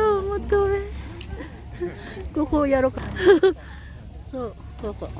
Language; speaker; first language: Japanese; non-native, learner; Filipino